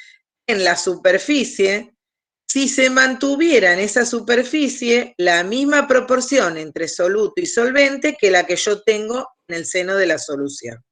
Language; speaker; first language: Spanish; native; Spanish